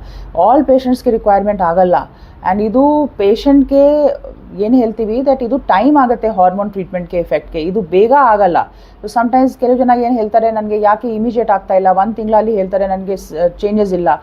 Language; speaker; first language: Kannada; non-native, learner; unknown